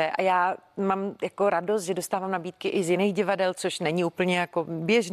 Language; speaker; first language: Czech; native; Czech